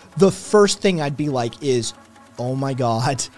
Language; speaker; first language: English; native; English